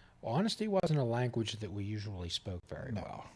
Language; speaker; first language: English; native; English